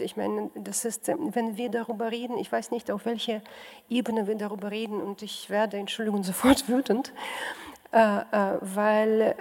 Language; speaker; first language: German; non-native, fluent; Russian